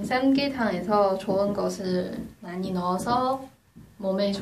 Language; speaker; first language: Korean; non-native, learner; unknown